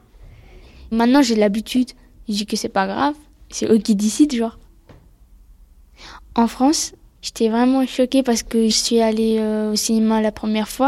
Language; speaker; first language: French; early bilingual, other home language; Pashto